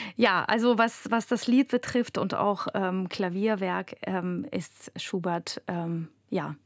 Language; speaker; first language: German; non-native, fluent; Russian